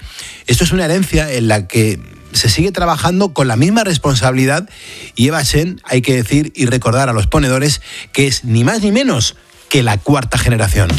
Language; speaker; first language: Spanish; native; Spanish